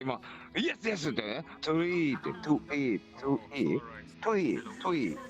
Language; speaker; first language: Japanese; native; Japanese